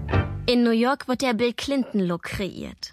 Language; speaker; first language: German; native; German